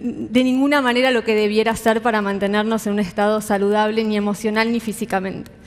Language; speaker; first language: Spanish; native; Spanish